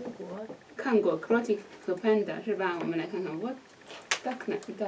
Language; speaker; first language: Russian; non-native, learner; Chinese